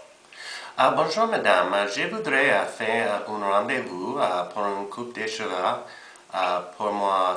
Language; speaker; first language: French; non-native, learner; English